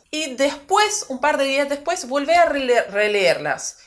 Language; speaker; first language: Spanish; non-native, fluent; Russian